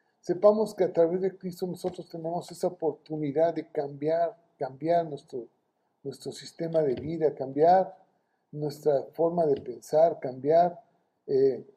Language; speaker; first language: Spanish; native; Spanish